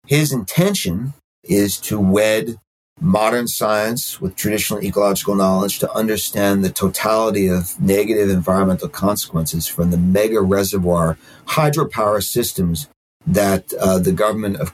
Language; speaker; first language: English; native; English